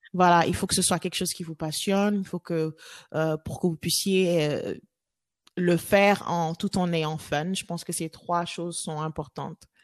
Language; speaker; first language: French; non-native, local second language; Wolof